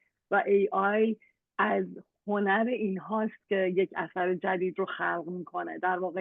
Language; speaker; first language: Persian; native; Persian